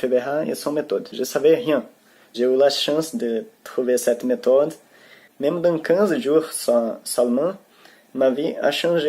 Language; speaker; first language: French; non-native, learner; Portuguese